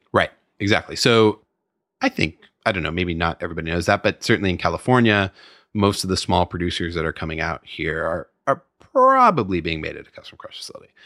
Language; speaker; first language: English; native; English